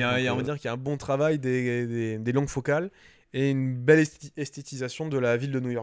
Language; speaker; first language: French; native; French